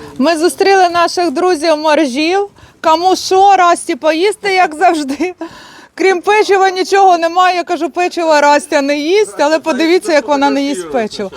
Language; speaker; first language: Ukrainian; native; Ukrainian